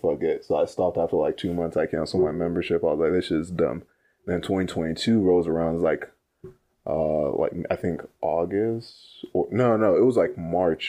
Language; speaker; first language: English; native; English